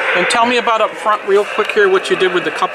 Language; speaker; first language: English; native; English